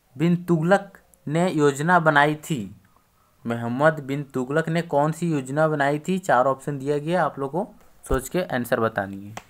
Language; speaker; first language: Hindi; native; Hindi